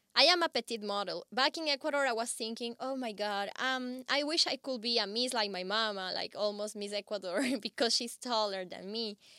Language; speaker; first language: English; non-native, fluent; Spanish